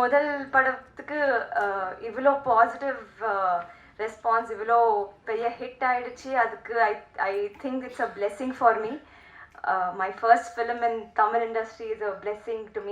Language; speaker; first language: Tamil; non-native, learner; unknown